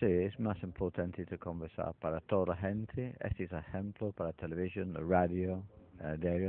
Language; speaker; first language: Spanish; non-native, learner; English